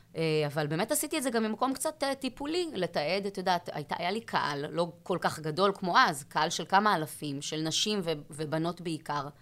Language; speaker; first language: Hebrew; native; Hebrew